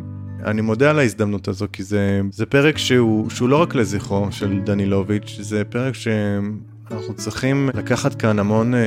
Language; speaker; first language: Hebrew; native; Hebrew